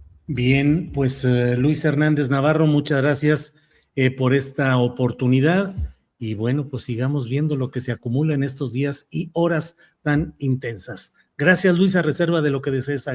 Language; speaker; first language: Spanish; native; Spanish